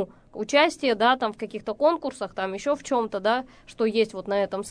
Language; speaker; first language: Russian; native; Russian